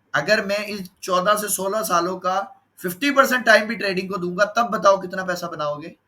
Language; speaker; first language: Urdu; non-native, local second language; Punjabi